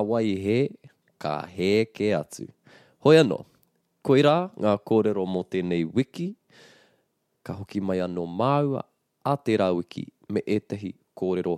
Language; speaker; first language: Māori; non-native, local second language; English